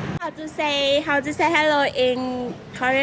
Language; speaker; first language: English; non-native, learner; Vietnamese